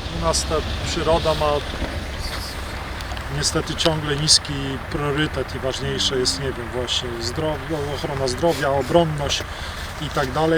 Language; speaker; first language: Polish; native; Polish